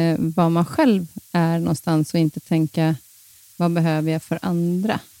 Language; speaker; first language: Swedish; native; Swedish